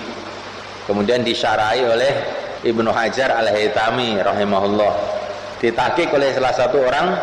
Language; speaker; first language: Indonesian; native; Indonesian